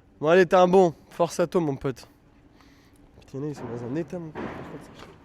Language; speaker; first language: French; native; French